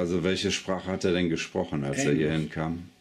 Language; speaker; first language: German; native; German